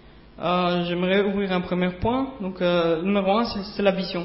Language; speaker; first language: French; native; French